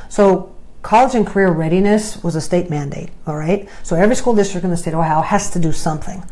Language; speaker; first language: English; native; English